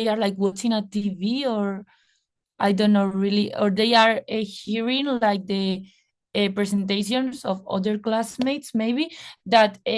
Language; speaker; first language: English; non-native, fluent; Spanish